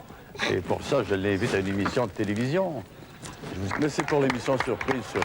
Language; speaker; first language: French; native; French